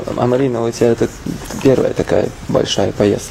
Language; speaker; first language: Russian; non-native, fluent; Latvian